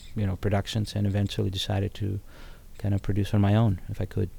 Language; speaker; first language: English; non-native, fluent; Ukrainian